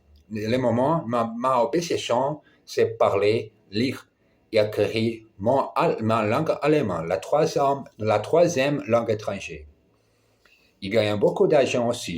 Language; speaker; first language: French; non-native, learner; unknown